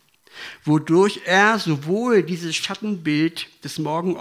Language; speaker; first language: German; native; German